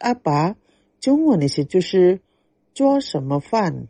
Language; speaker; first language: Chinese; non-native, fluent; Indonesian